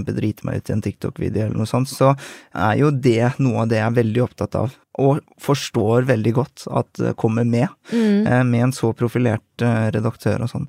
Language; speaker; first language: Norwegian; early bilingual, other home language; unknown